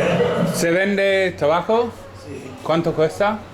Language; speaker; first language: Spanish; non-native, learner; English